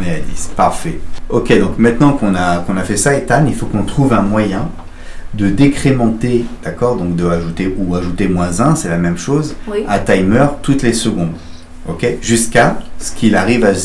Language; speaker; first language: French; native; French